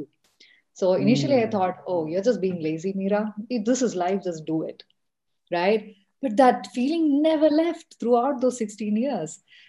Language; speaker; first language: English; non-native, local second language; Malayalam